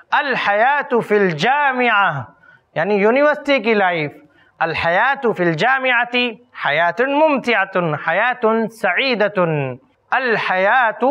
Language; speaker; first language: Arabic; non-native, fluent; Urdu